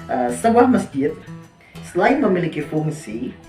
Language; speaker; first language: Indonesian; native; Indonesian